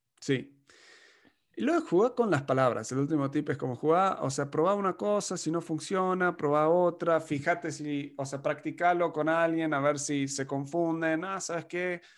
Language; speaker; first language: Spanish; non-native, fluent; English